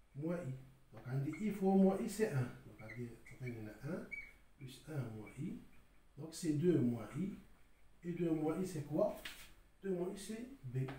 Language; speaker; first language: French; non-native, local second language; Arabic